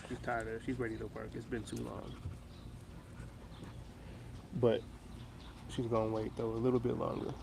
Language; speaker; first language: English; native; English